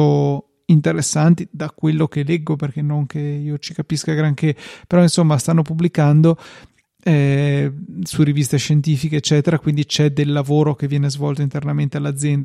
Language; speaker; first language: Italian; native; Italian